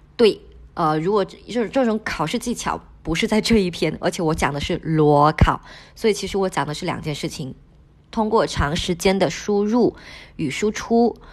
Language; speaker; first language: Chinese; non-native, local second language; Min Nan Chinese